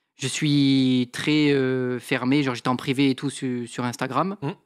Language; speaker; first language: French; native; French